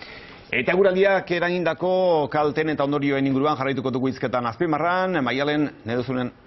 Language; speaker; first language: Basque; native; Basque